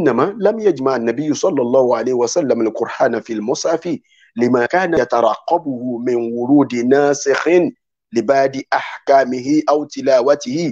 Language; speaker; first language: Arabic; non-native, fluent; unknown